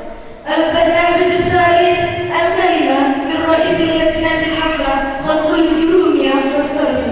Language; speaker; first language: Arabic; non-native, learner; Indonesian